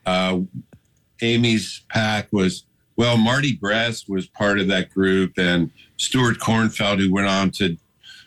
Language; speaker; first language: English; native; English